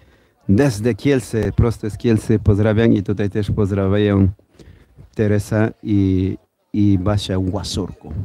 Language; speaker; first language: Polish; non-native, learner; Spanish